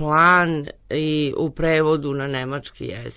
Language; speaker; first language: Serbian; native; Serbian